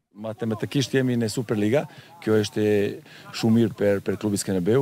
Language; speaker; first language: Albanian; non-native, learner; Serbian